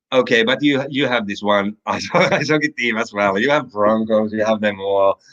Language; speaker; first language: English; non-native, fluent; Finnish